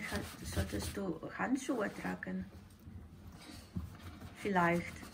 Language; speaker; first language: German; non-native, learner; Polish